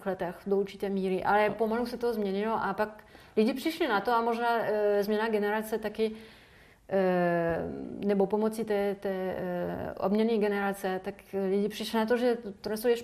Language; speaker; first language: Czech; non-native, fluent; French